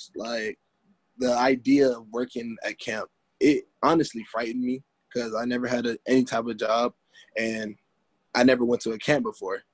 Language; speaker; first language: English; native; English